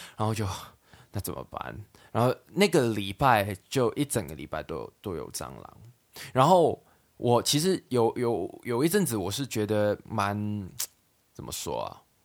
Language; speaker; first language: Chinese; non-native, local second language; Cantonese